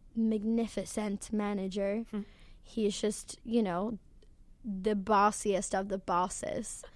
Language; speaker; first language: English; non-native, fluent; Swedish